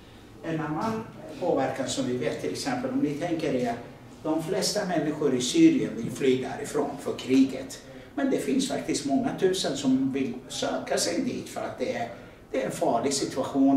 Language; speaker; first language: Swedish; non-native, fluent; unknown